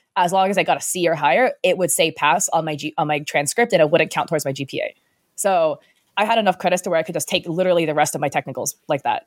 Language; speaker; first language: English; early bilingual, other home language; Chinese